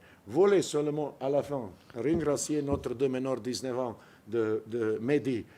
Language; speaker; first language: French; non-native, fluent; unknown